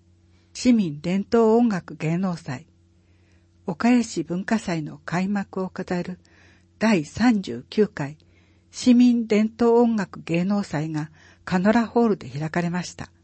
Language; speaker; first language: Japanese; native; Japanese